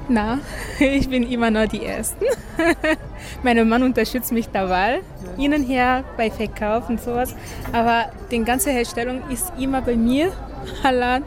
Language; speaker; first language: German; non-native, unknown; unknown